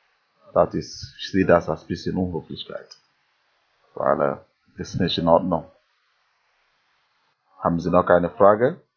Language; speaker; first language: German; non-native, fluent; Igbo